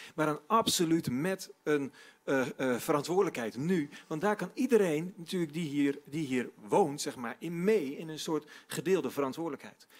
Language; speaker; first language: Dutch; native; Dutch